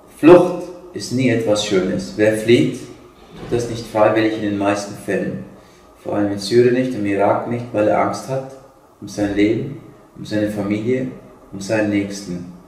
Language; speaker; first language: German; native; German